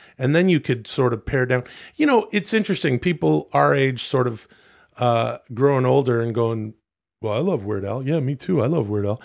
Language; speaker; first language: English; native; English